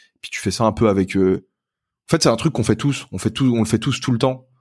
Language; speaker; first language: French; native; French